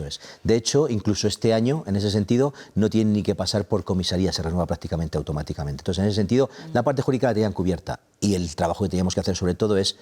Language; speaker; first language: Spanish; native; Spanish